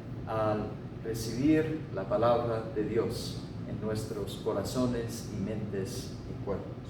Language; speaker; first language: Spanish; non-native, fluent; English